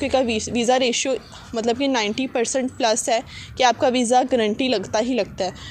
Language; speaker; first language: Urdu; non-native, local second language; Punjabi